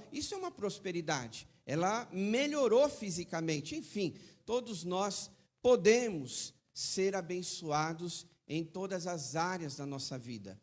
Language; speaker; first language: Portuguese; native; Portuguese